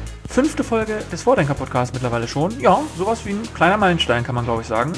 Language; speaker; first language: German; native; German